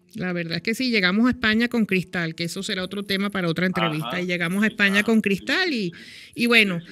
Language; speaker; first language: Spanish; native; Spanish